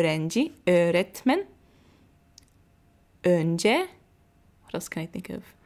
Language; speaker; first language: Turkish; non-native, learner; English